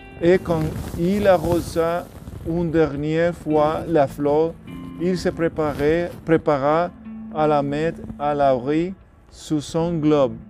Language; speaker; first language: French; non-native, learner; Spanish